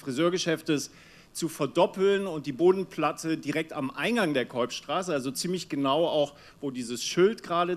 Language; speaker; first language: German; native; German